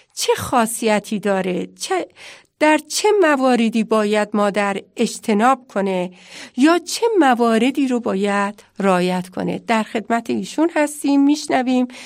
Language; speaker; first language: Persian; native; Persian